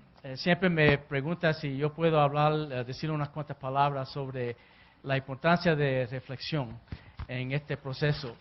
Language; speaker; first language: Spanish; early bilingual, heritage; Spanish